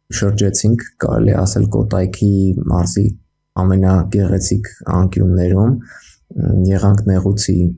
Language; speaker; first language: Armenian; native; Armenian